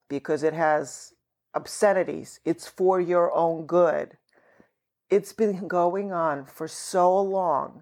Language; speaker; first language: English; early bilingual, other home language; Russian